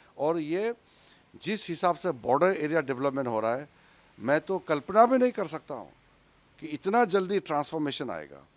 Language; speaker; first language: Hindi; non-native, local second language; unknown